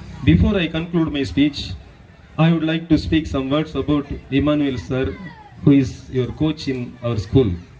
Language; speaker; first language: English; non-native, local second language; Tamil